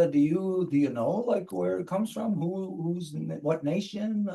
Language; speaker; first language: English; native; English